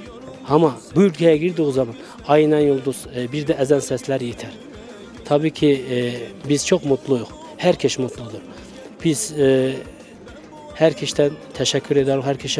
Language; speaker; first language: Turkish; early bilingual, heritage; Turkish